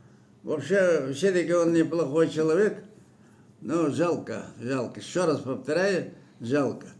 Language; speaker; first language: Russian; non-native, local second language; Kyrgyz